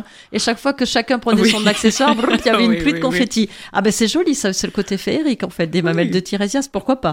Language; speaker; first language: French; native; French